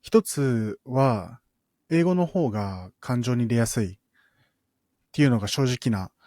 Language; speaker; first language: Japanese; early bilingual, other home language; Filipino